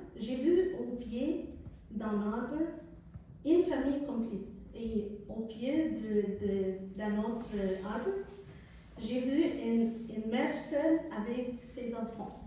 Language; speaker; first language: French; non-native, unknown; Arabic